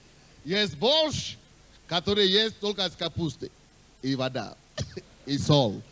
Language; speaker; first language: Russian; non-native, fluent; Yoruba